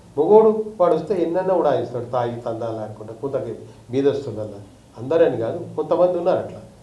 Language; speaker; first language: Telugu; native; Telugu